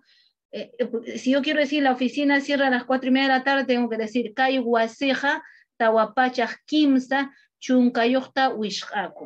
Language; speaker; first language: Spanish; non-native, local second language; Quechua